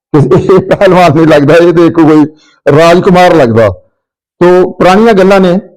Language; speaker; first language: Punjabi; native; Punjabi